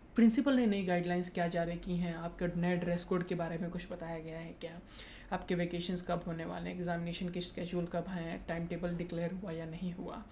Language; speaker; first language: Hindi; non-native, local second language; Marathi